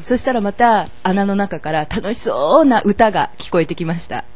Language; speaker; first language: Japanese; native; Japanese